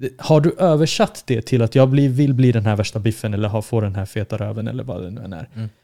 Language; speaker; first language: Swedish; early bilingual, other home language; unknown